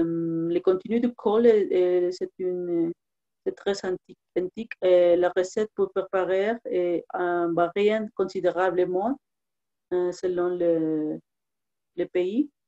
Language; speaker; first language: French; non-native, learner; Spanish